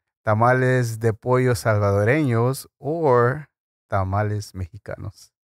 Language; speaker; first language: Spanish; native; Spanish